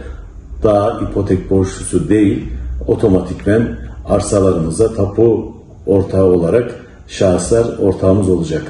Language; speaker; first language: Turkish; native; Turkish